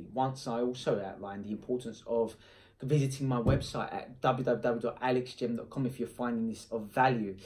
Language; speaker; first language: English; native; English